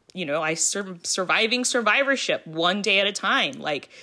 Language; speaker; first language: English; early bilingual, other home language; Filipino